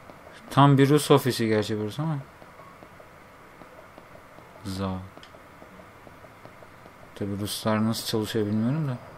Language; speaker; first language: Turkish; native; Turkish